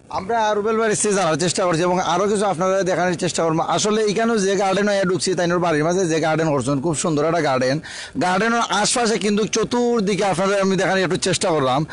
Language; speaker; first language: Bangla; native; Bangla